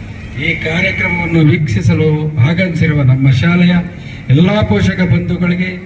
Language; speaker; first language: Kannada; native; Kannada